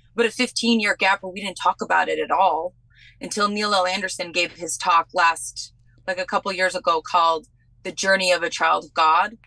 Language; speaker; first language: English; native; English